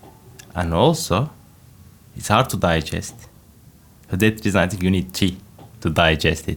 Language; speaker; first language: English; non-native, fluent; Turkish